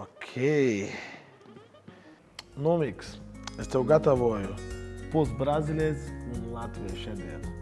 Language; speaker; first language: Latvian; non-native, learner; Portuguese